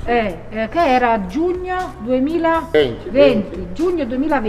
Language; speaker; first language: Italian; native; Italian